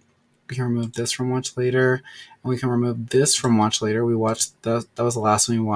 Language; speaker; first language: English; native; English